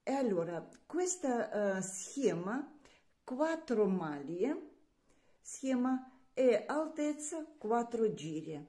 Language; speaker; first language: Italian; non-native, learner; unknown